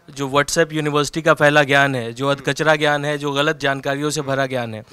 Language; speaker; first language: Hindi; native; Hindi